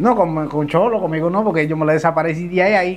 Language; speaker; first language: Spanish; native; Spanish